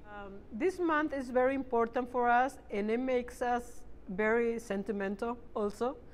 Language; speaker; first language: English; non-native, fluent; Spanish